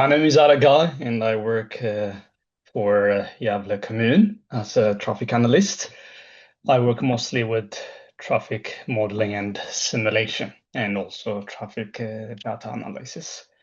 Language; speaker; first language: English; non-native, fluent; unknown